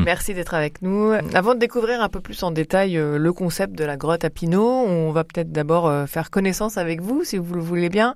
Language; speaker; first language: French; native; French